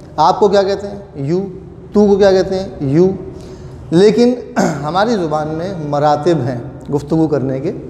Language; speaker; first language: Urdu; native; Urdu